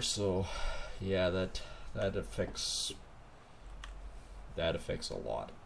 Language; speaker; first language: English; native; English